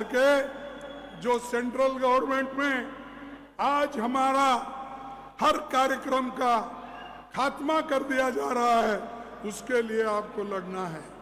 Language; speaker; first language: Hindi; non-native, local second language; Kannada